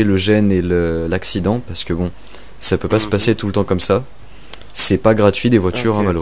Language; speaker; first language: French; native; French